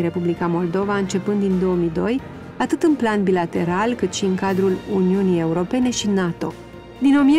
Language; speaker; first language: Romanian; native; Romanian